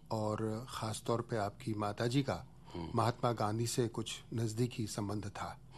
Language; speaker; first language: Hindi; native; Hindi